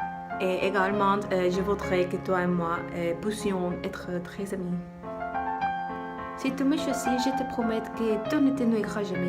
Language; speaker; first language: French; non-native, learner; Spanish